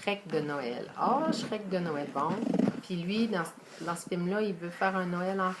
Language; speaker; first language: French; native; French